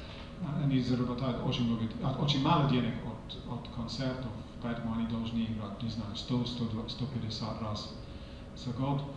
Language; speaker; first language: Russian; non-native, fluent; English